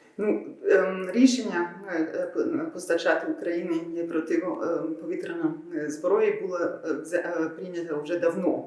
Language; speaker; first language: Ukrainian; non-native, fluent; German